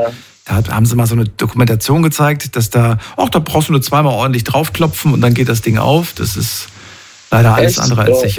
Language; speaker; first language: German; native; German